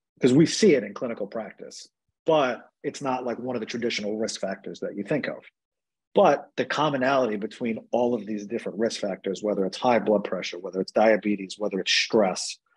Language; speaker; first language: English; native; English